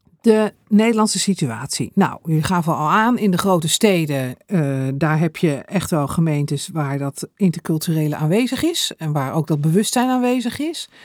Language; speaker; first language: Dutch; native; Dutch